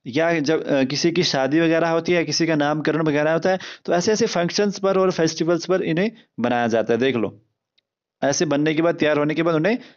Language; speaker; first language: Hindi; non-native, local second language; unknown